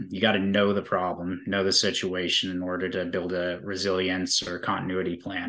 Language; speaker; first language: English; native; English